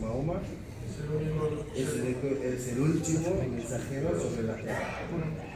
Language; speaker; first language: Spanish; non-native, fluent; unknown